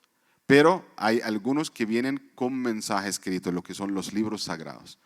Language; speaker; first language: Spanish; non-native, fluent; Arabic